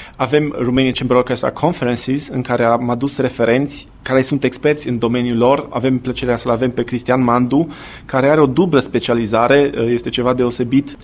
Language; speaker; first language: Romanian; native; Romanian